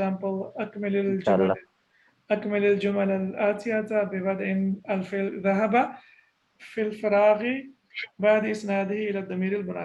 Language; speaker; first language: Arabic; non-native, fluent; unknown